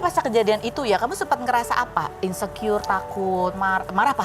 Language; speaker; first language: Indonesian; native; Indonesian